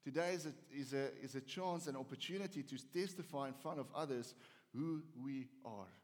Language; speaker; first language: English; non-native, local second language; Afrikaans